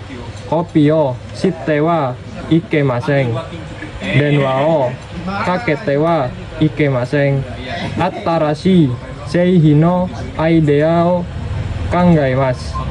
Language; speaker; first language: Japanese; non-native, learner; Indonesian